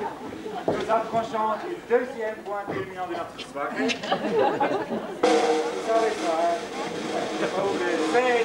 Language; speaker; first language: French; non-native, local second language; German